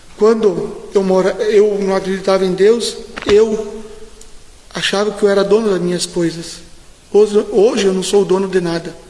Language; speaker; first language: Portuguese; native; Portuguese